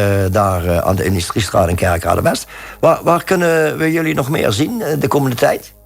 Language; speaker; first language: Dutch; native; Dutch